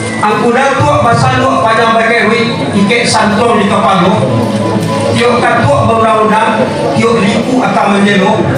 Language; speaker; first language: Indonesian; non-native, local second language; Minangkabau